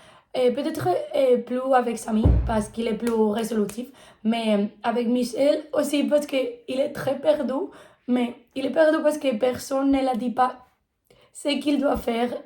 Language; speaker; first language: French; non-native, learner; Spanish